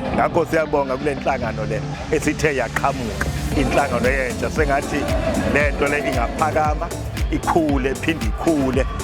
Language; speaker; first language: Zulu; native; Zulu